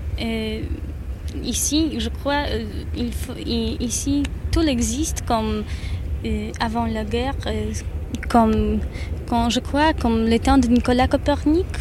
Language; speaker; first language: French; non-native, learner; Polish